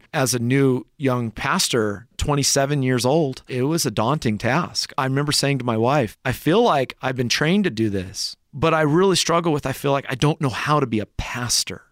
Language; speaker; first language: English; native; English